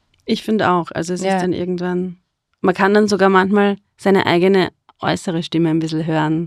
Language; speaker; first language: German; native; German